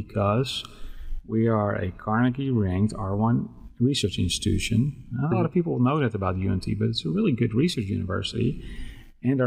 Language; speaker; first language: English; non-native, fluent; Dutch